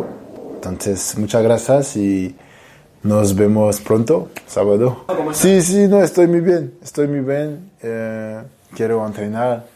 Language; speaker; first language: Spanish; non-native, fluent; French